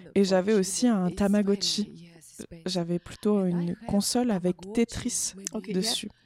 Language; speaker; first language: French; non-native, fluent; Ukrainian